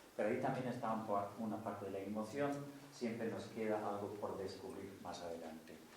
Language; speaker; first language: Spanish; non-native, fluent; Danish